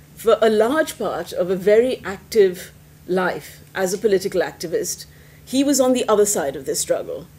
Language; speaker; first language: English; non-native, local second language; Hindi